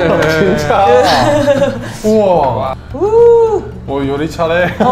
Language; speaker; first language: Korean; non-native, learner; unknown